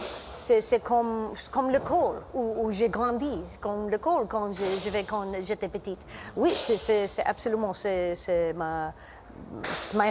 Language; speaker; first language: French; non-native, learner; English